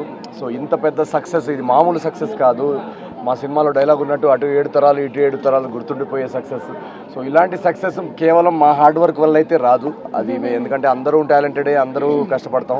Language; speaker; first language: Telugu; native; Telugu